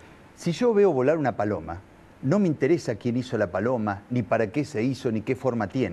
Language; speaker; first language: Spanish; native; Spanish